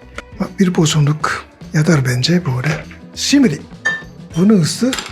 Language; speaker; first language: Turkish; non-native, learner; Japanese